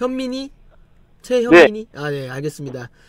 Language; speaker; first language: Korean; native; Korean